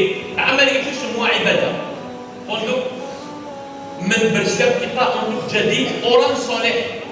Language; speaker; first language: Indonesian; non-native, learner; Arabic